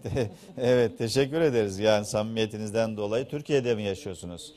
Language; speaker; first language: Turkish; native; Turkish